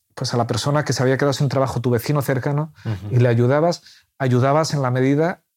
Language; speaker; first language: Spanish; native; Spanish